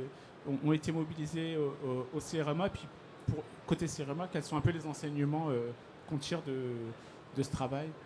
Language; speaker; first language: French; native; French